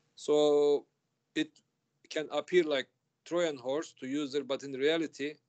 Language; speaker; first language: English; non-native, fluent; Turkish